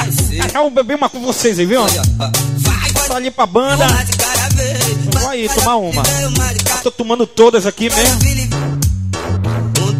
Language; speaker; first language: Portuguese; native; Portuguese